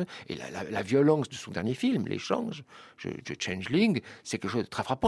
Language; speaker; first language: French; native; French